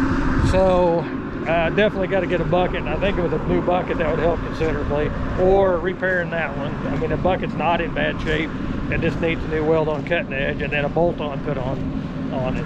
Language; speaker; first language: English; native; English